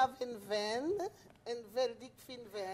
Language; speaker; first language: Swedish; non-native, fluent; French